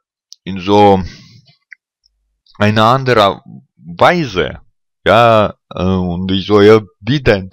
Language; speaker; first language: German; non-native, fluent; Russian